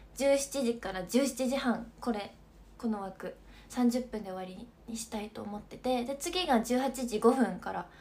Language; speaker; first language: Japanese; native; Japanese